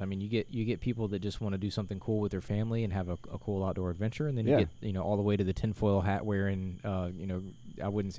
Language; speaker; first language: English; native; English